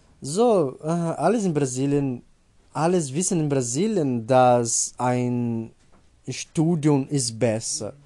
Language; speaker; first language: German; non-native, learner; Portuguese